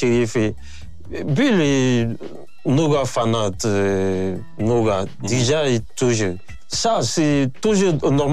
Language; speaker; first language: Russian; non-native, learner; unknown